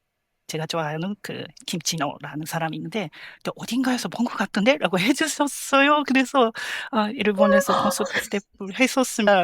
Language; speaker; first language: Korean; non-native, fluent; Japanese